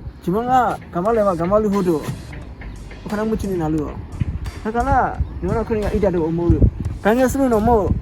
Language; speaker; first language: Japanese; non-native, learner; Bangla